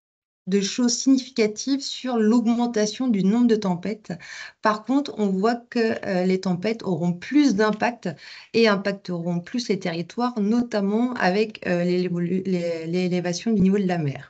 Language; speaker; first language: French; native; French